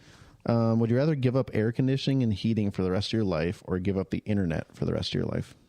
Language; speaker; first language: English; native; English